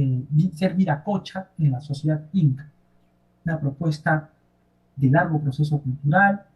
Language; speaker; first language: Spanish; native; Spanish